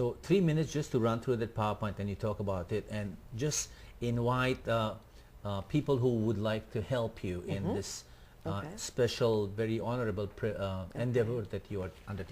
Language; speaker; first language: English; non-native, fluent; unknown